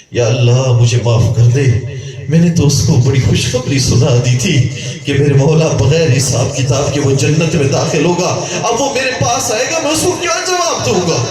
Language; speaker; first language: Urdu; non-native, local second language; Punjabi